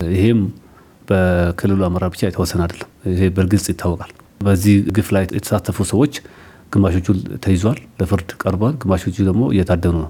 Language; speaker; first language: Amharic; non-native, local second language; Somali